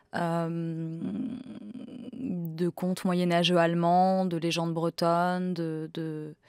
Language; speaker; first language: French; native; French